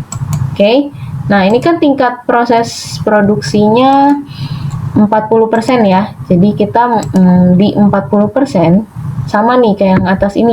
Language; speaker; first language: Indonesian; native; Indonesian